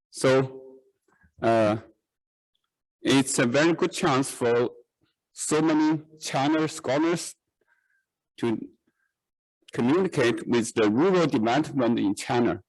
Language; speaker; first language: English; non-native, learner; Chinese